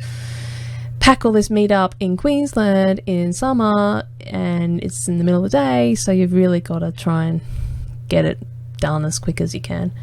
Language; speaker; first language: English; native; English